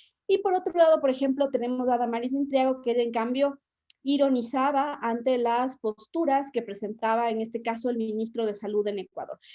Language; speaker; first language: Spanish; native; Spanish